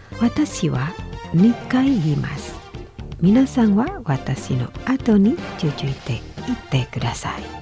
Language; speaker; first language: Japanese; non-native, fluent; Indonesian